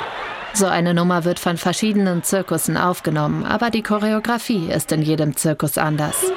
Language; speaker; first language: German; native; German